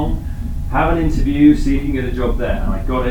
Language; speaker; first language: English; native; English